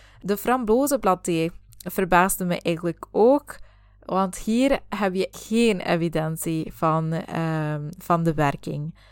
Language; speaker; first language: Dutch; native; Dutch